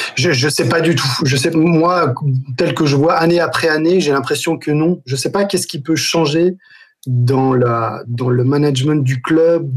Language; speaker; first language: French; non-native, local second language; Arabic